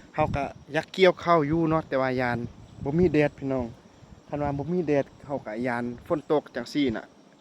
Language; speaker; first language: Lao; native; Lao